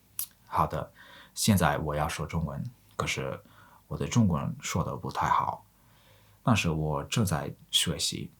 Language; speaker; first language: Chinese; non-native, learner; Mongolian